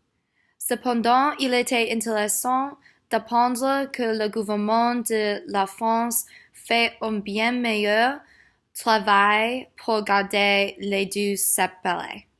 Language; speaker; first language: French; non-native, learner; English